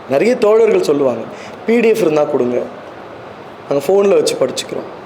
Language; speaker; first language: Tamil; native; Tamil